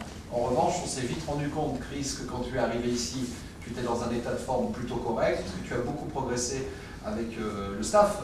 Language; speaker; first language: French; native; French